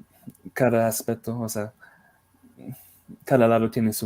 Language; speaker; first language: Spanish; non-native, fluent; English